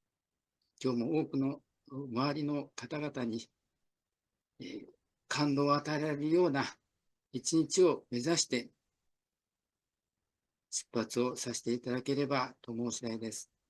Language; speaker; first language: Japanese; native; Japanese